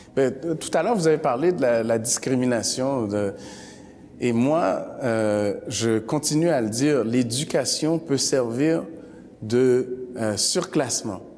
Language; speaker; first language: French; early bilingual, other home language; Haitian Creole